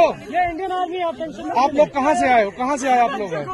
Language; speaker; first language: Hindi; non-native, local second language; Kashmiri